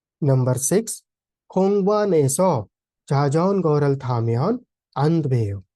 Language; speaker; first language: Korean; non-native, fluent; Hindi